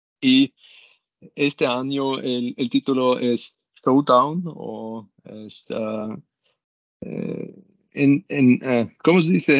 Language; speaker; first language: Spanish; non-native, learner; German